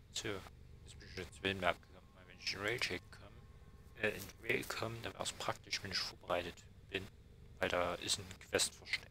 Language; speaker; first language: German; native; German